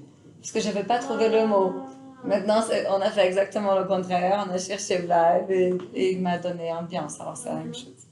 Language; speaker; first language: French; non-native, fluent; Portuguese